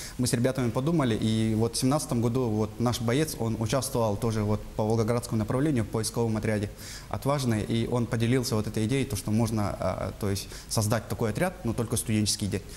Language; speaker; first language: Russian; non-native, local second language; Yakut